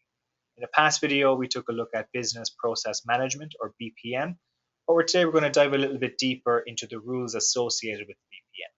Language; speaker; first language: English; native; English